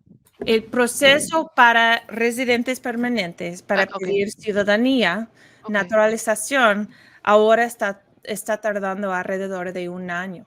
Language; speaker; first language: Spanish; non-native, learner; English